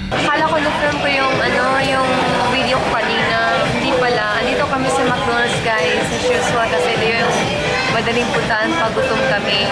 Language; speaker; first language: Filipino; non-native, local second language; Cebuano